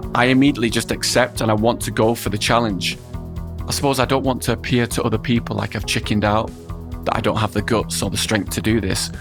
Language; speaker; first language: English; native; English